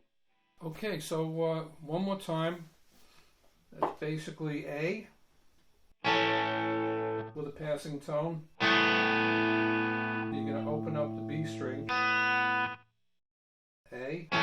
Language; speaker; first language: English; native; English